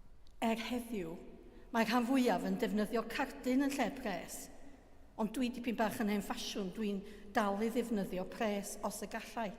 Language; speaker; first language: Welsh; native; Welsh